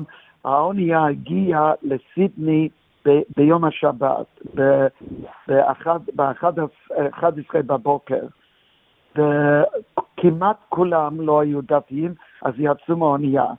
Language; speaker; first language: Hebrew; non-native, fluent; English